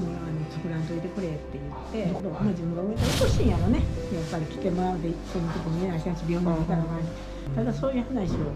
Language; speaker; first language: Japanese; native; Japanese